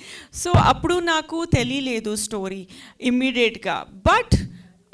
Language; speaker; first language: Telugu; non-native, learner; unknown